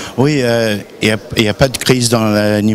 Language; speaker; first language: French; non-native, learner; English